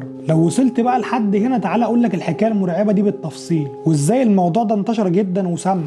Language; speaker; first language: Arabic; native; Arabic